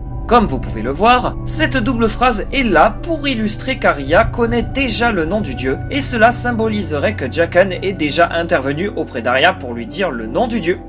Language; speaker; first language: French; native; French